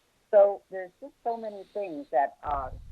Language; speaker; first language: English; native; English